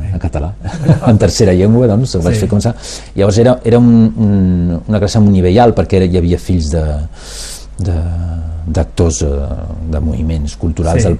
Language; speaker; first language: Catalan; non-native, local second language; Spanish